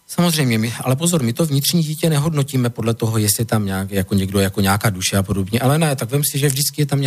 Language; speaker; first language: Czech; native; Czech